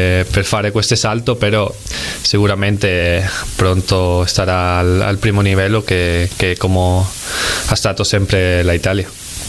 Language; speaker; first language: Italian; non-native, learner; Spanish